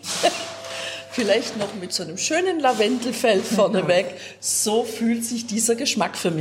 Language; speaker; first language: German; native; German